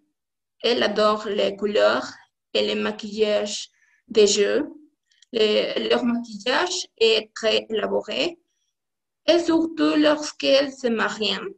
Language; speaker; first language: French; non-native, learner; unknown